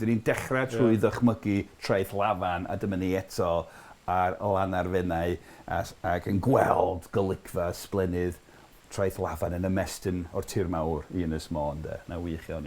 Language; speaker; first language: Welsh; non-native, fluent; English